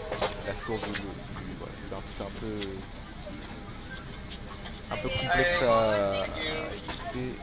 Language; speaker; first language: French; native; French